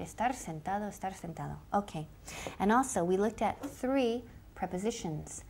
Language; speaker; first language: English; native; English